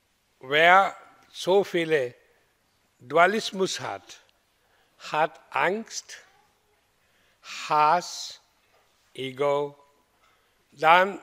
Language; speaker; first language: German; non-native, learner; Hindi